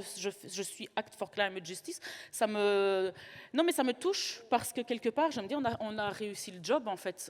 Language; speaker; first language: French; native; French